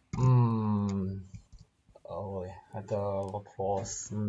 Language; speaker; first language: Russian; non-native, learner; Chinese